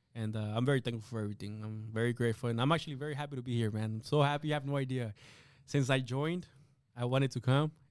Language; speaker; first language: English; early bilingual, other home language; Spanish